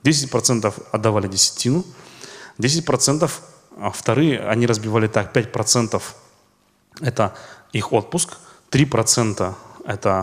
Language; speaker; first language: Russian; native; Russian